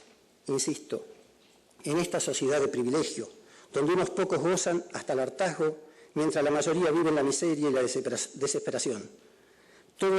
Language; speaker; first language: Spanish; native; Spanish